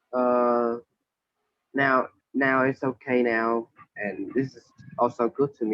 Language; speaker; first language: English; non-native, learner; Vietnamese